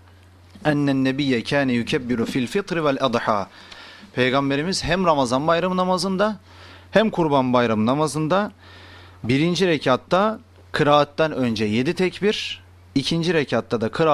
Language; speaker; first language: Turkish; native; Turkish